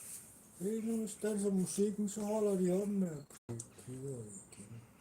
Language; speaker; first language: Danish; non-native, local second language; Kalaallisut